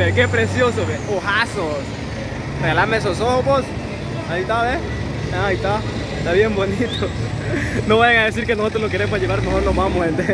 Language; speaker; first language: Spanish; native; Spanish